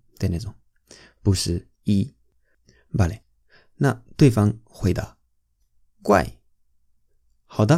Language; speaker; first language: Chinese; non-native, fluent; Spanish